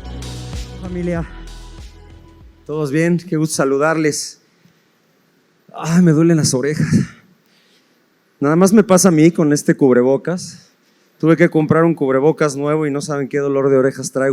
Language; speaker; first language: Spanish; native; Spanish